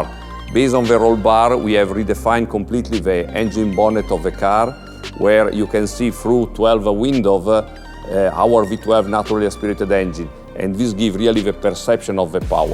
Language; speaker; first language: English; non-native, fluent; Italian